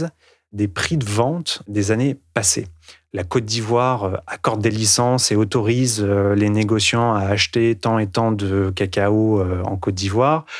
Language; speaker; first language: French; native; French